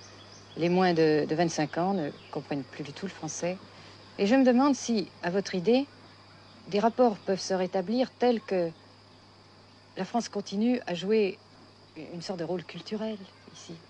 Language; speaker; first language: French; native; French